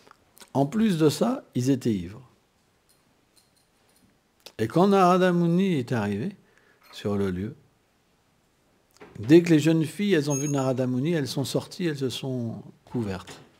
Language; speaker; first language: French; native; French